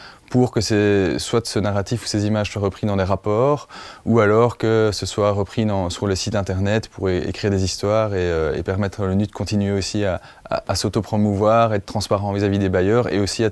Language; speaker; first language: French; native; French